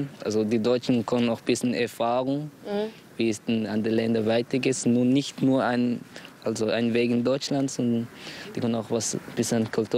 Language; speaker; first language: German; non-native, learner; Somali